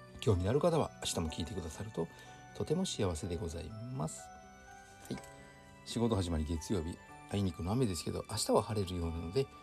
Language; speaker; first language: Japanese; native; Japanese